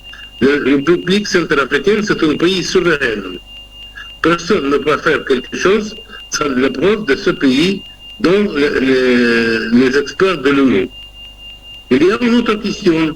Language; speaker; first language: French; non-native, fluent; Russian